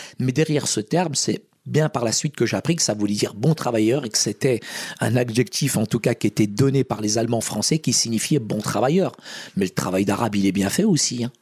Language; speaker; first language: French; early bilingual, other home language; Arabic